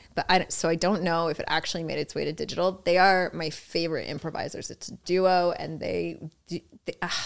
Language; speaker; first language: English; native; English